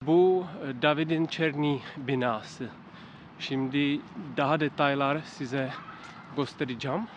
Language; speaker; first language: Turkish; non-native, learner; Czech